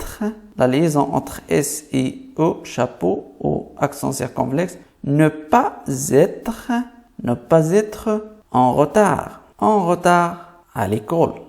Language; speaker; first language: French; non-native, fluent; Arabic